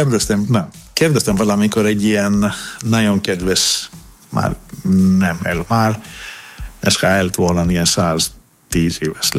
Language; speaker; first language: Hungarian; non-native, learner; Greek